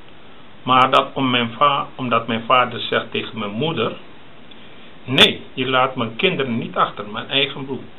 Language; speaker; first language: Dutch; early bilingual, other home language; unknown